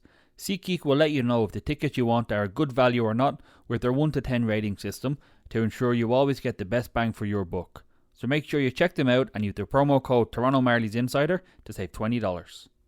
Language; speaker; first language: English; native; English